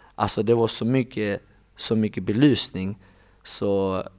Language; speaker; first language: Swedish; non-native, fluent; Russian